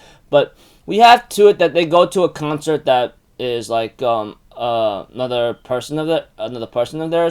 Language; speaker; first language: English; native; English